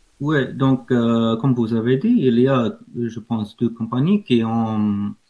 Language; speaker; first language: French; non-native, fluent; English